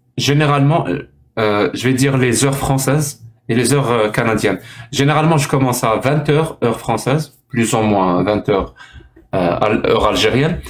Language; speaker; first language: French; non-native, local second language; Arabic